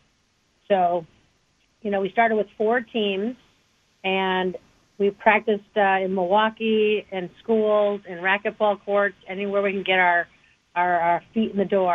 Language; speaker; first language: English; native; English